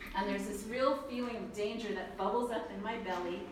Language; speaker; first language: English; early bilingual, other home language; Chinese